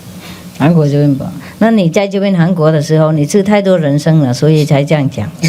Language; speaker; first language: Chinese; non-native, fluent; Vietnamese